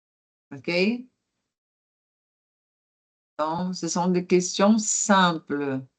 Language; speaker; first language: French; non-native, fluent; Portuguese